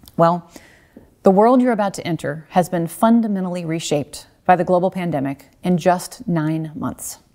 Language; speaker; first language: English; native; English